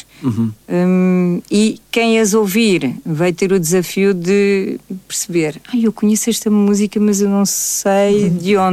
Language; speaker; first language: Portuguese; early bilingual, heritage; Portuguese